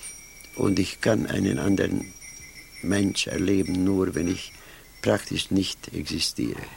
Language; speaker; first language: German; non-native, fluent; Hungarian